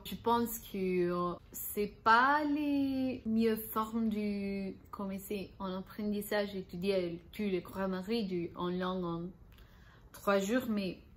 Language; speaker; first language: French; non-native, learner; Spanish